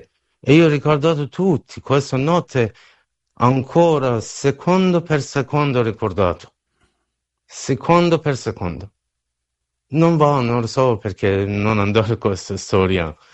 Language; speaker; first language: Italian; non-native, learner; Persian